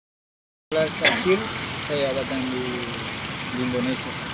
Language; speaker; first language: Indonesian; non-native, fluent; Spanish